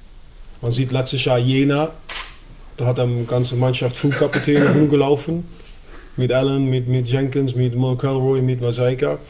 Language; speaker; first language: German; non-native, fluent; Dutch